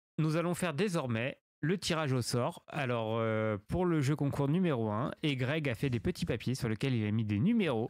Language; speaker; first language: French; native; French